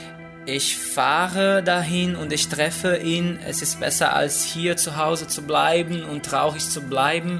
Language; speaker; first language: German; non-native, fluent; Portuguese